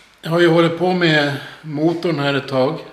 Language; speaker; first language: Swedish; native; Swedish